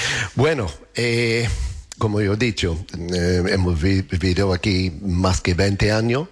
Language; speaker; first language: Spanish; non-native, learner; English